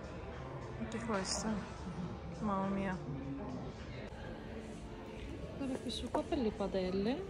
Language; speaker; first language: Italian; non-native, fluent; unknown